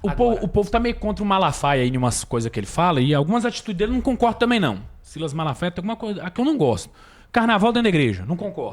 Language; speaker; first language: Portuguese; native; Portuguese